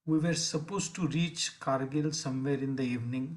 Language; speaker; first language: English; non-native, local second language; Marathi